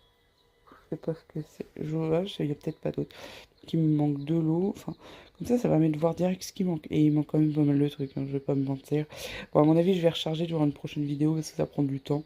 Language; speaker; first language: French; native; French